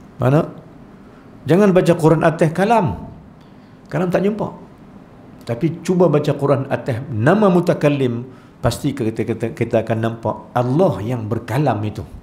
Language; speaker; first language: Malay; native; Malay